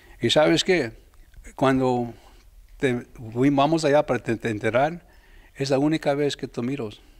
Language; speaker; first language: Spanish; early bilingual, heritage; Spanish